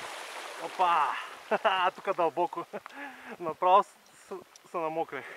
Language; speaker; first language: Bulgarian; native; Bulgarian